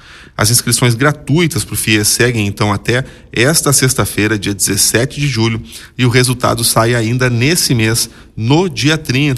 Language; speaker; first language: Portuguese; native; Portuguese